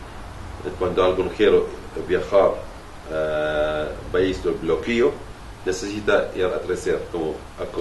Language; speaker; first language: Spanish; non-native, learner; Arabic